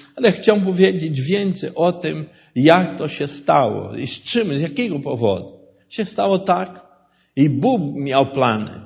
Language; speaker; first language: Polish; non-native, learner; Portuguese